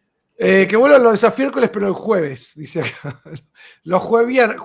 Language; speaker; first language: Spanish; native; Spanish